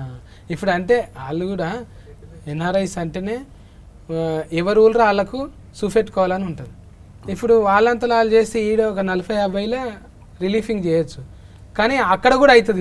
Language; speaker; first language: Telugu; native; Telugu